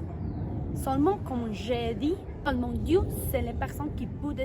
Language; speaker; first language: French; non-native, learner; Spanish